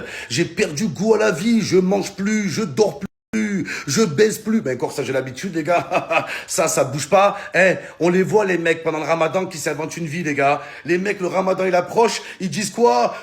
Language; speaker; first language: French; native; French